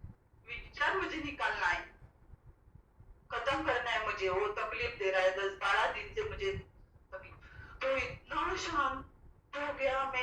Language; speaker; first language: Hindi; non-native, local second language; Marathi